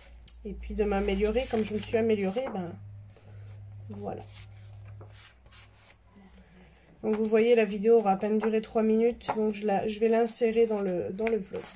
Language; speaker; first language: French; native; French